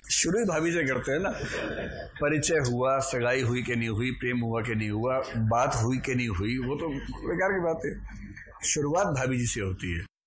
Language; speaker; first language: Hindi; native; Hindi